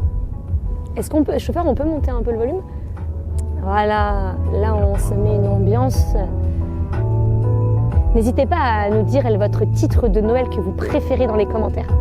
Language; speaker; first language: French; native; French